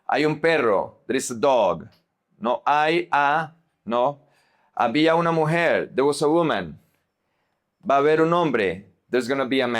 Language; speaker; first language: Spanish; non-native, fluent; English